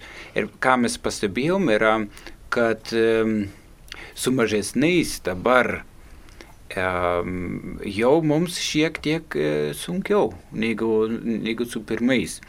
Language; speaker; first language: Lithuanian; non-native, fluent; German